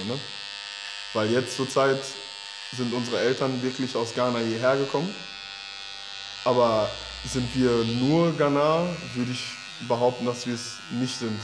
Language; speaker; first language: German; early bilingual, other home language; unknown